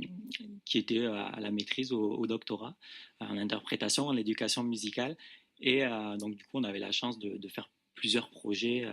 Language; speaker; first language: French; native; French